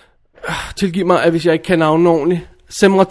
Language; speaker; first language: Danish; native; Danish